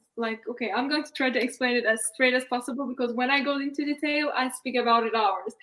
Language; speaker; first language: English; non-native, fluent; Turkish